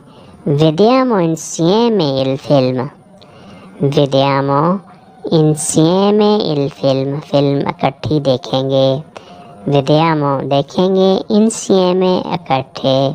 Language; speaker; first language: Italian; non-native, learner; Urdu